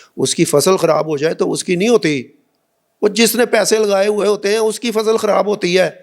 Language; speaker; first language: Urdu; non-native, local second language; Punjabi